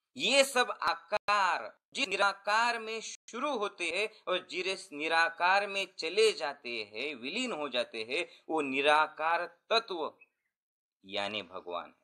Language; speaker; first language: Hindi; non-native, local second language; Marathi